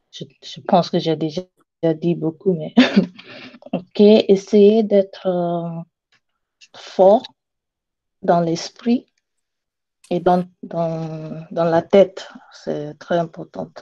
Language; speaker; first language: French; non-native, learner; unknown